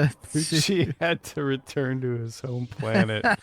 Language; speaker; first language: English; native; English